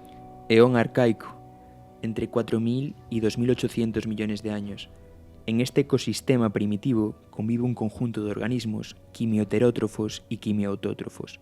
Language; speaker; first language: Spanish; native; Spanish